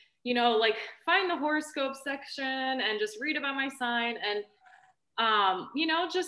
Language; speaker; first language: English; early bilingual, other home language; Romanian